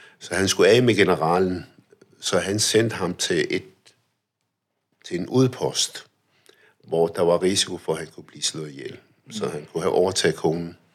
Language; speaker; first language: Danish; early bilingual, other home language; Arabic